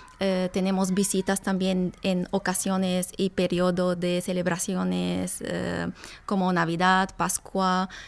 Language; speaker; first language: Spanish; non-native, fluent; Arabic